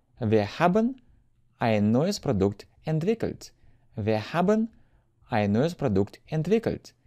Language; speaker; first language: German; non-native, fluent; Russian